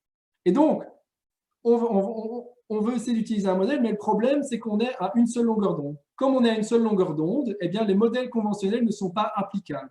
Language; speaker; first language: French; native; French